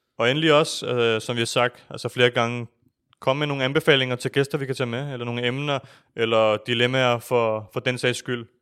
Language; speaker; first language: Danish; early bilingual, other home language; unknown